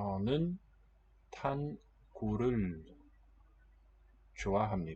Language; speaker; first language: Korean; non-native, learner; English